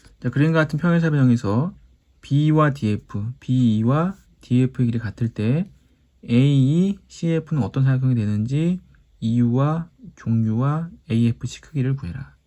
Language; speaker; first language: Korean; native; Korean